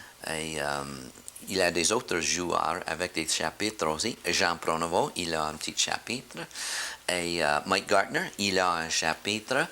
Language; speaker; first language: French; non-native, learner; English